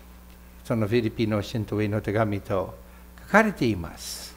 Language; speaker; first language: Japanese; non-native, fluent; English